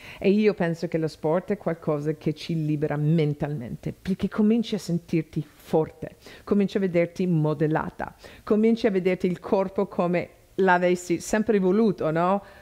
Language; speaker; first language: Italian; non-native, fluent; English